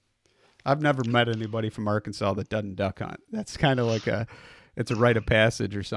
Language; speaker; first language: English; native; English